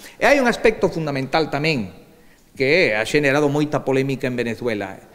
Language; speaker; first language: Galician; early bilingual, heritage; Galician